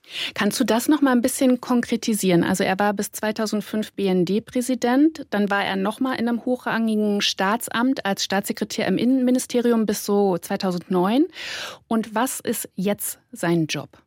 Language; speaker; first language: German; native; German